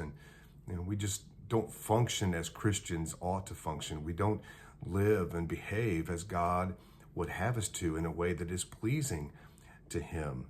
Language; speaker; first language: English; native; English